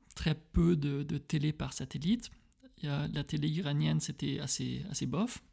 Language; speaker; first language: French; early bilingual, heritage; French